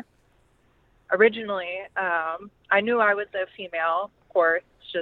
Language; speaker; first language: English; native; English